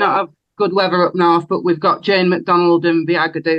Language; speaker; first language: English; native; English